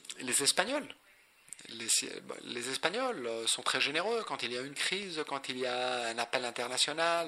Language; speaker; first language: French; non-native, fluent; Spanish